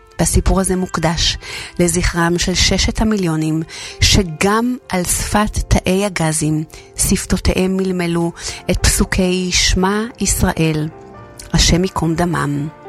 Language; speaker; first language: Hebrew; native; Hebrew